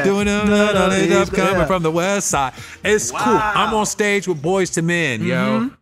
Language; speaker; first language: English; native; English